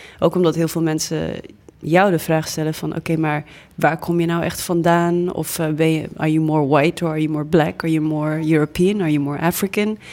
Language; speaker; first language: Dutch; early bilingual, other home language; English